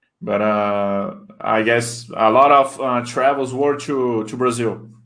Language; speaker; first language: English; non-native, fluent; Portuguese